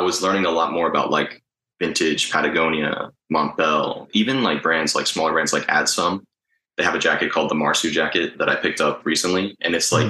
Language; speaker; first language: English; native; English